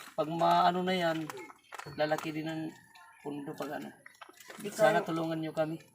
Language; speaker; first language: Filipino; non-native, local second language; Waray